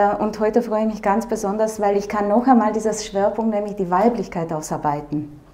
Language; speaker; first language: German; non-native, fluent; Romanian